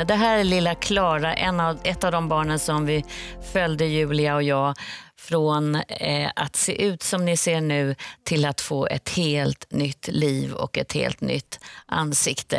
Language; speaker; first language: Swedish; native; Swedish